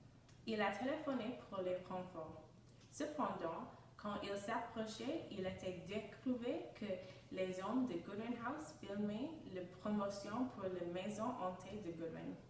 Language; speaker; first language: French; non-native, learner; English